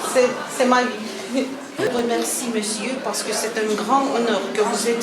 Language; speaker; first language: French; non-native, learner; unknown